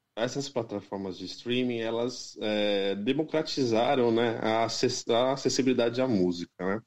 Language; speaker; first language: Portuguese; native; Portuguese